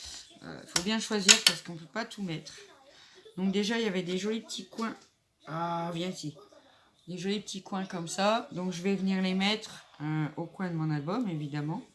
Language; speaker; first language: French; native; French